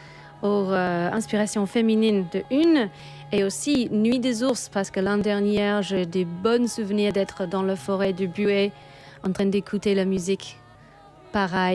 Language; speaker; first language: French; native; French